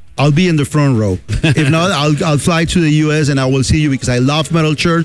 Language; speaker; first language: English; non-native, fluent; Spanish